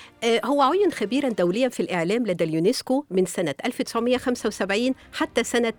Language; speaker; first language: Arabic; native; Arabic